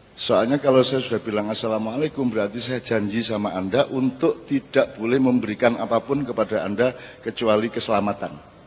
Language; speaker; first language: Indonesian; non-native, local second language; Javanese